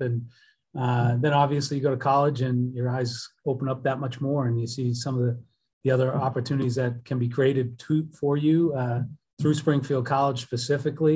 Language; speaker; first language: English; native; English